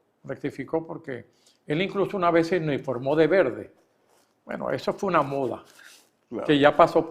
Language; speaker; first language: Spanish; native; Spanish